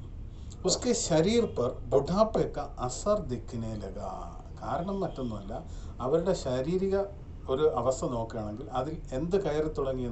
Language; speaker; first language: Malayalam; native; Malayalam